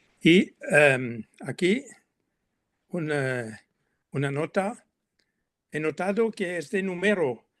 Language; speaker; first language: Spanish; non-native, learner; French